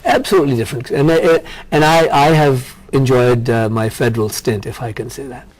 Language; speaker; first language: English; non-native, local second language; Punjabi